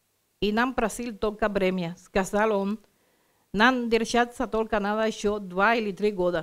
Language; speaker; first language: Russian; non-native, learner; Spanish